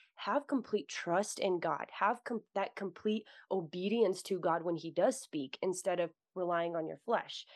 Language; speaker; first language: English; native; English